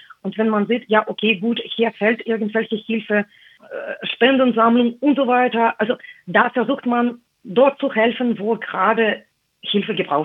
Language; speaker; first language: German; non-native, fluent; Russian